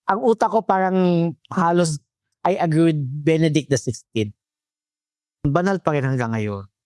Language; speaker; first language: Filipino; native; Filipino